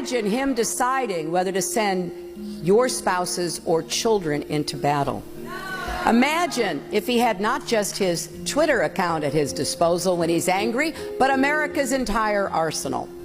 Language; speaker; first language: English; native; English